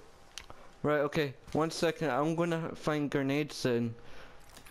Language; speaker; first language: English; native; English